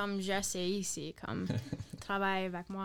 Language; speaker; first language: French; non-native, learner; English